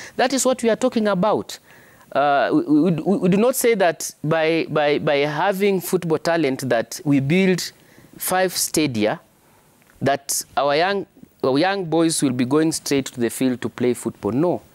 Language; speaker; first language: English; non-native, local second language; Swahili